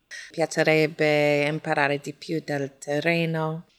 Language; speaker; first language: Italian; non-native, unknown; English